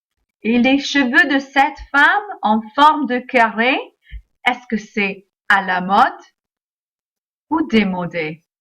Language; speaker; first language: French; non-native, fluent; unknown